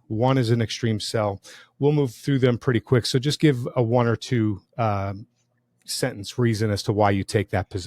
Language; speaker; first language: English; native; English